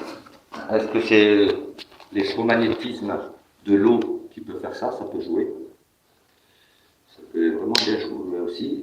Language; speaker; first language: French; native; French